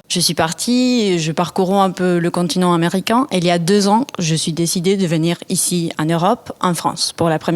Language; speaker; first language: French; non-native, fluent; Spanish